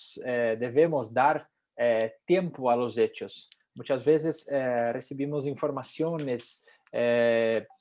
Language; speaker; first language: Spanish; non-native, fluent; Portuguese